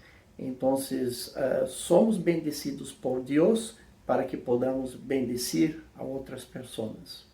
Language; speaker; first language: Spanish; non-native, fluent; English